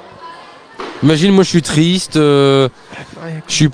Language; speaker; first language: French; native; French